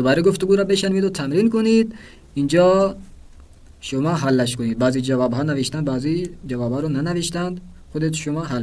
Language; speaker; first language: Persian; non-native, fluent; Urdu